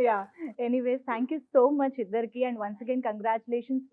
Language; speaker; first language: Telugu; native; Telugu